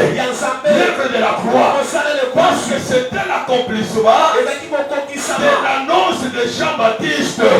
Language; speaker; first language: French; non-native, local second language; Lingala